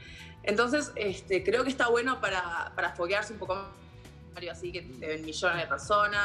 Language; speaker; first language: Spanish; native; Spanish